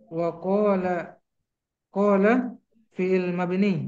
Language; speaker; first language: Arabic; non-native, learner; Indonesian